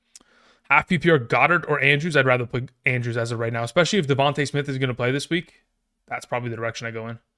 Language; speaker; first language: English; native; English